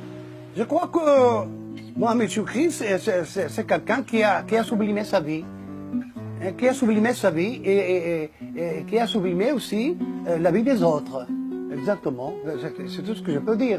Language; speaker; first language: French; non-native, fluent; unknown